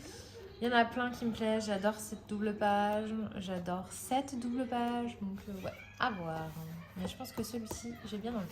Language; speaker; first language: French; native; French